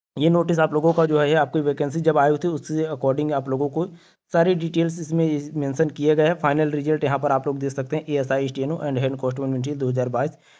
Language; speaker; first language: Hindi; native; Hindi